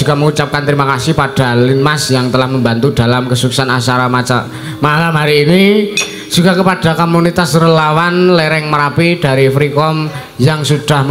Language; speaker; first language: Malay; non-native, local second language; Javanese